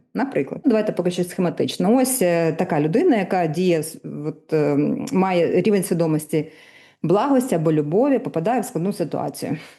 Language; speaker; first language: Ukrainian; non-native, local second language; Russian